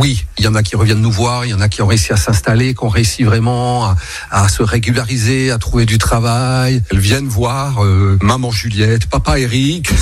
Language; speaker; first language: French; native; French